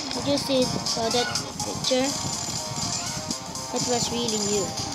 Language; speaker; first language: English; non-native, local second language; Filipino